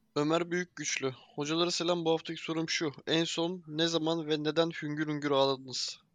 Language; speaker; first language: Turkish; native; Turkish